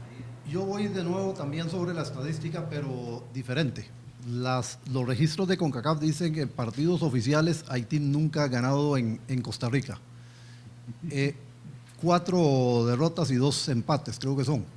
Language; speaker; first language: Spanish; native; Spanish